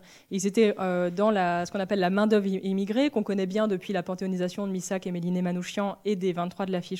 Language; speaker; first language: French; native; French